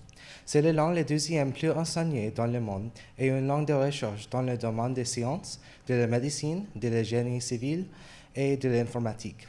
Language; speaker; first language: French; non-native, learner; English